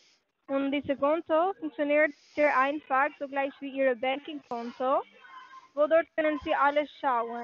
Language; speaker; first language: German; non-native, learner; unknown